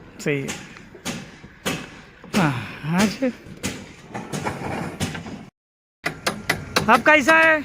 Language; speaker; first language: Hindi; non-native, local second language; Malayalam